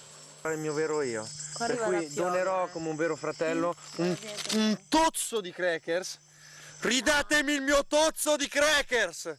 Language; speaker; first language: Italian; native; Italian